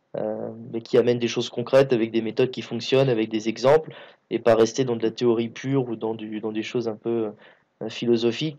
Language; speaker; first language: French; native; French